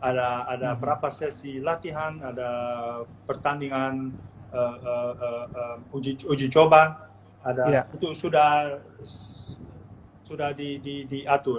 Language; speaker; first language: Indonesian; non-native, fluent; Dutch